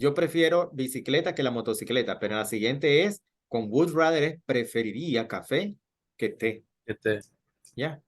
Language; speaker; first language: Spanish; native; Spanish